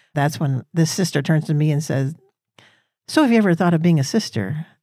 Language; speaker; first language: English; native; English